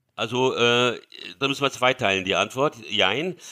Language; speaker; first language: German; early bilingual, other home language; Hungarian